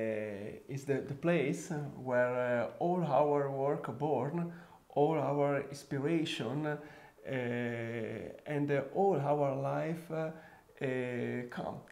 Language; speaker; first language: English; non-native, fluent; Italian